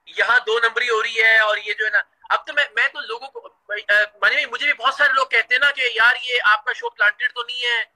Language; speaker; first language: Urdu; native; Urdu